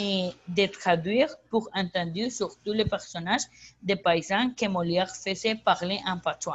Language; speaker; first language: French; non-native, learner; Spanish